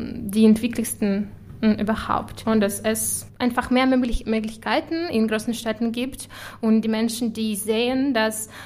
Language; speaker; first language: German; non-native, fluent; Ukrainian